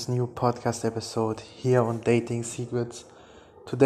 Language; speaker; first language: English; non-native, fluent; German